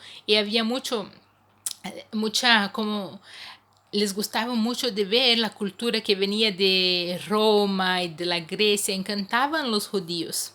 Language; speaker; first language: Spanish; non-native, fluent; Portuguese